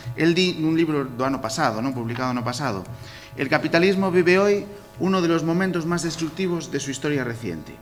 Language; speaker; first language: Spanish; non-native, local second language; Galician